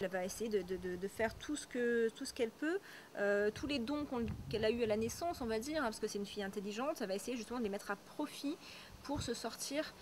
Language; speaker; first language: French; native; French